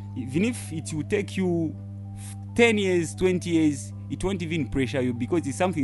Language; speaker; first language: English; non-native, local second language; Bemba